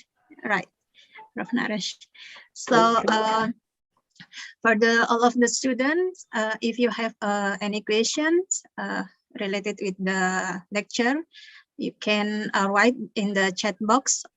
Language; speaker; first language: English; non-native, learner; Indonesian